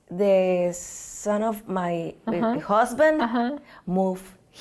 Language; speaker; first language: English; non-native, learner; Spanish